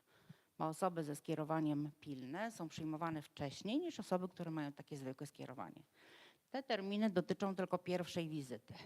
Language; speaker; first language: Polish; native; Polish